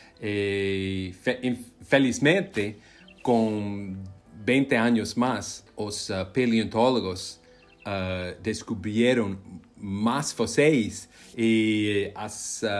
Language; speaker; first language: Spanish; non-native, learner; English